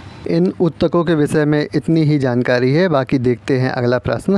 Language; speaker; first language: Hindi; native; Hindi